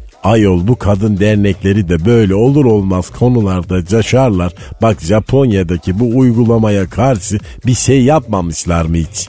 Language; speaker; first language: Turkish; native; Turkish